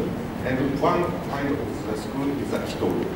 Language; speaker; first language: English; non-native, learner; Japanese